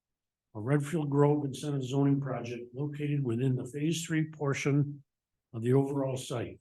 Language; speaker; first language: English; native; English